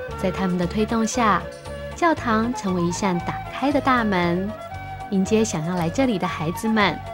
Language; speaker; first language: Chinese; native; Chinese